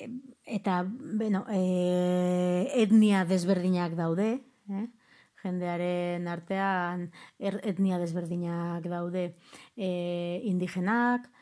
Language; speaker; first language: Basque; non-native, local second language; Spanish